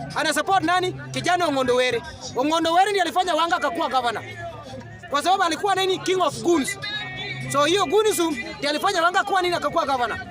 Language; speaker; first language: Swahili; non-native, local second language; Luo (Kenya and Tanzania)